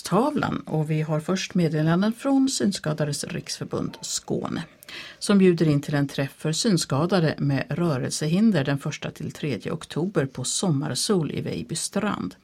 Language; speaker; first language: Swedish; native; Swedish